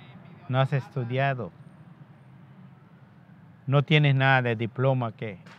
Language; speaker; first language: Spanish; non-native, local second language; Yucateco